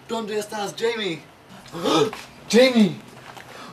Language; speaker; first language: Spanish; non-native, learner; English